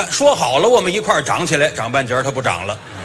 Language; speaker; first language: Chinese; native; Chinese